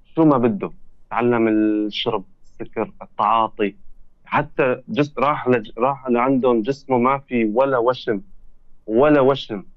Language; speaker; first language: Arabic; native; Arabic